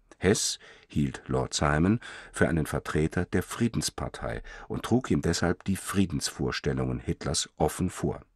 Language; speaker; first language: German; native; German